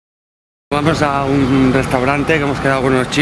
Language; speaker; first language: Spanish; native; Spanish